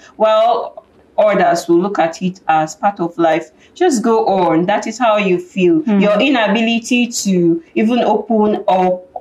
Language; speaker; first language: English; non-native, local second language; Yoruba